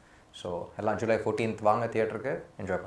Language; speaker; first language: Tamil; non-native, local second language; Telugu